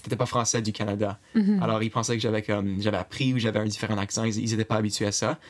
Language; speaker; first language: French; native; French